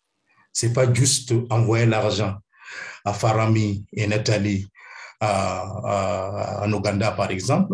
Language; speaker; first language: French; non-native, fluent; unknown